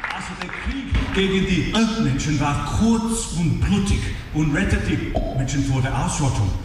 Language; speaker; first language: German; non-native, fluent; English